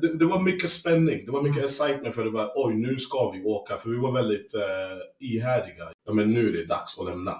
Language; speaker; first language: Swedish; early bilingual, other home language; English